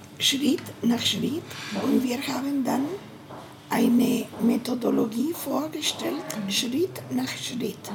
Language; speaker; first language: German; non-native, learner; Spanish